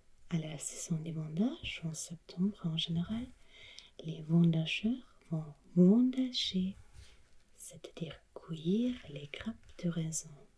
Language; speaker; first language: French; non-native, fluent; German